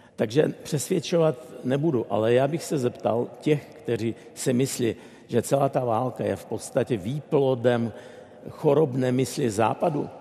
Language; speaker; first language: Czech; non-native, fluent; Ukrainian